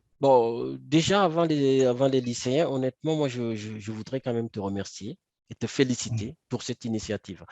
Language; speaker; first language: French; non-native, local second language; Wolof